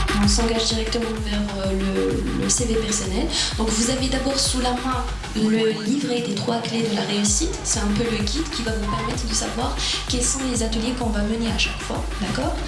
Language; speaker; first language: French; non-native, local second language; Arabic